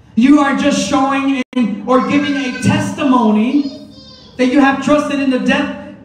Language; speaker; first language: English; early bilingual, other home language; Spanish